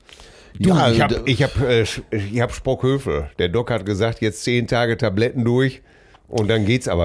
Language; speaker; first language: German; native; German